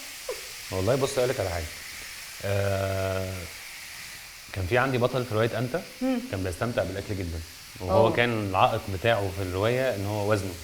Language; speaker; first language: Arabic; native; Arabic